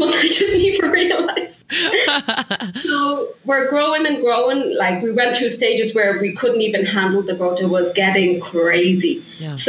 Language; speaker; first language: English; native; English